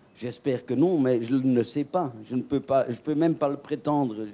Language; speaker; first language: French; native; French